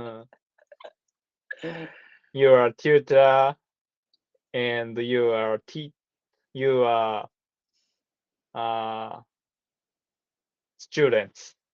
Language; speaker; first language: English; non-native, learner; Japanese